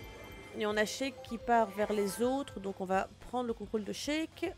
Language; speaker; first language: French; native; French